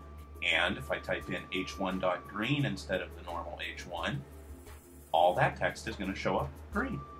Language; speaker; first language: English; native; English